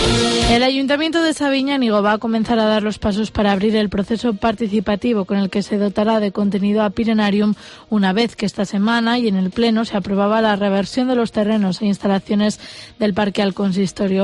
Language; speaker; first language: Spanish; native; Spanish